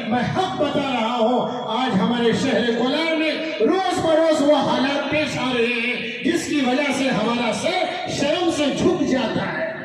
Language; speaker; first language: Urdu; native; Urdu